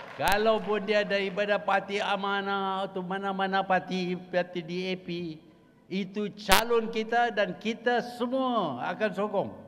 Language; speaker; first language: Malay; native; Malay